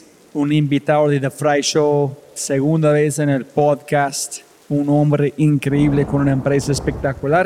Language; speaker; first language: Spanish; non-native, fluent; English